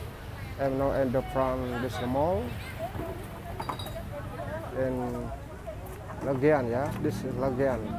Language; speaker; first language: English; non-native, learner; Indonesian